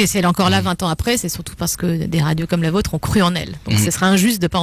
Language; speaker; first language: French; native; French